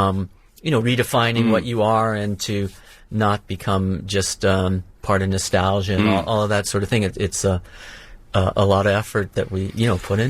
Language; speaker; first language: English; native; English